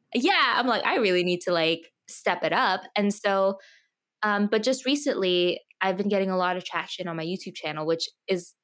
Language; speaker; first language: English; early bilingual, other home language; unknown